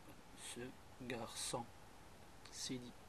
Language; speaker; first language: French; non-native, local second language; Arabic